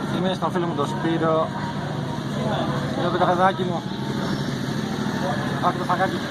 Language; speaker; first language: Greek; native; Greek